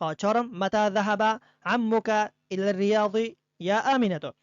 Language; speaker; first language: Arabic; non-native, fluent; Persian